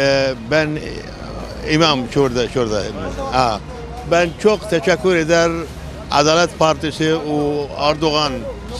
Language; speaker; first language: Turkish; non-native, learner; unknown